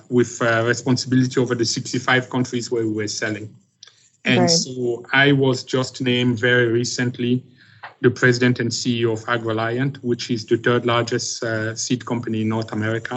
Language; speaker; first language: English; non-native, local second language; French